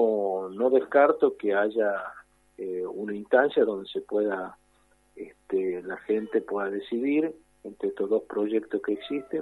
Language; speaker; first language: Spanish; native; Spanish